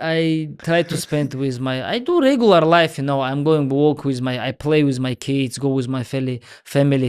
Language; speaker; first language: English; non-native, learner; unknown